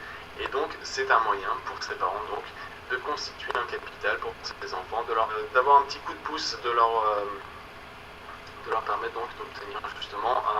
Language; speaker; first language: French; native; French